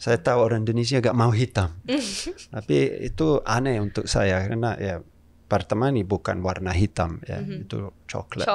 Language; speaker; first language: Indonesian; non-native, fluent; English